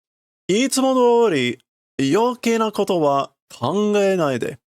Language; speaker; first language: Japanese; non-native, learner; English